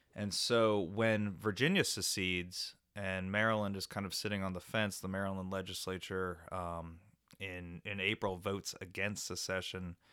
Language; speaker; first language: English; native; English